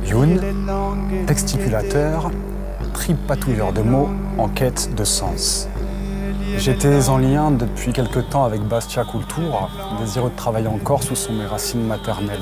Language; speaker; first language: French; native; French